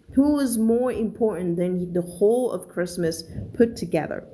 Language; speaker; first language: English; non-native, fluent; Thai